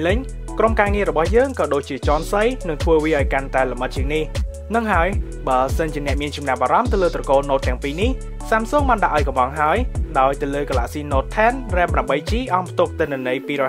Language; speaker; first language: Khmer; native; Khmer